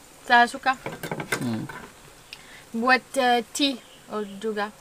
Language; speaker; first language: Indonesian; non-native, learner; French